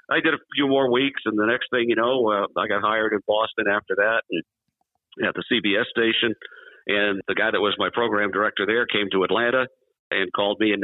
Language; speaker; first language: English; native; English